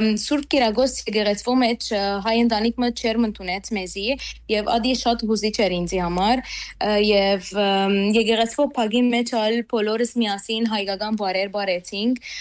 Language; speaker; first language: Armenian; early bilingual, heritage; Armenian